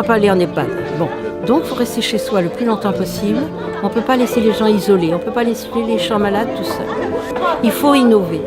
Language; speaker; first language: French; native; French